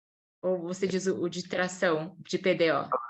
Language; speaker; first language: Portuguese; native; Portuguese